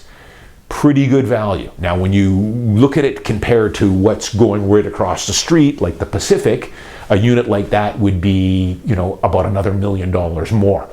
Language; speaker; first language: English; native; English